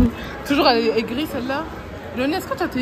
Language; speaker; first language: French; native; French